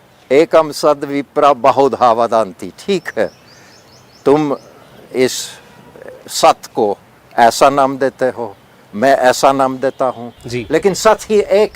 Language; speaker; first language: Hindi; non-native, fluent; Polish